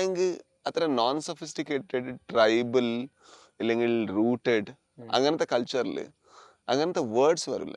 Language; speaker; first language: Malayalam; non-native, learner; Kannada